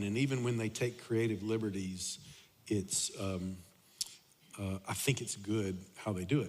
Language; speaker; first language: English; native; English